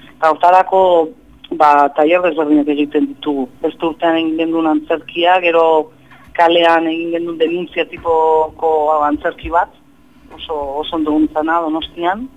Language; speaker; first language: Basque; non-native, fluent; Spanish